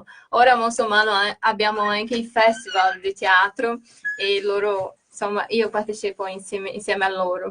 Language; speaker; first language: Italian; non-native, fluent; Portuguese